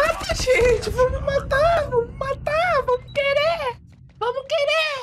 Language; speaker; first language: Portuguese; native; Portuguese